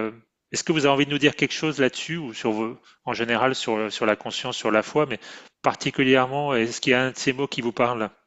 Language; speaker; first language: French; native; French